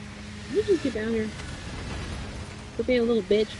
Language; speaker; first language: English; native; English